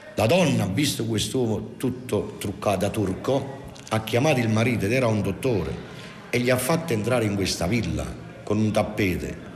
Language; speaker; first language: Italian; native; Italian